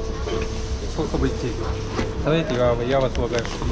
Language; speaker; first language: Russian; non-native, local second language; Tajik